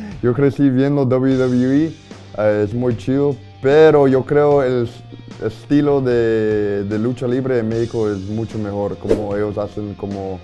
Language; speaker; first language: Spanish; early bilingual, heritage; Spanish